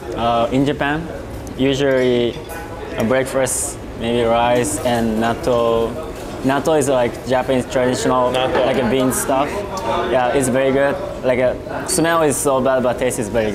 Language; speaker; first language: English; non-native, learner; Japanese